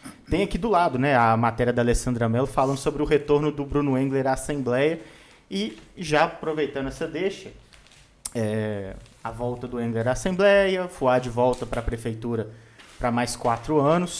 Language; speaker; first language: Portuguese; native; Portuguese